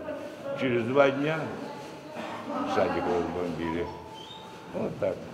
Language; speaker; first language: Russian; native; Russian